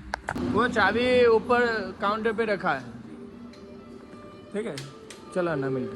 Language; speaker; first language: Hindi; non-native, local second language; Gujarati